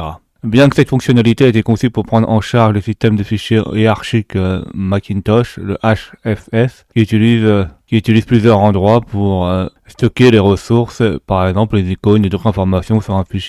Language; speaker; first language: French; native; French